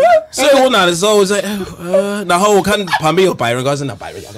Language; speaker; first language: Chinese; non-native, fluent; English